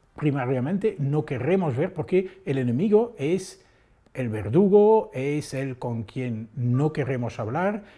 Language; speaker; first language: Spanish; non-native, fluent; Dutch